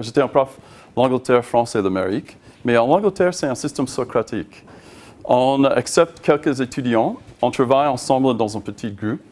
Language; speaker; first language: French; non-native, learner; English